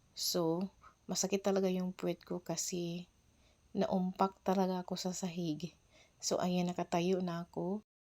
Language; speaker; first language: Filipino; non-native, local second language; Cebuano